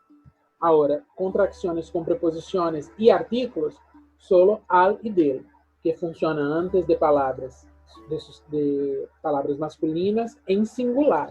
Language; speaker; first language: Spanish; non-native, fluent; Portuguese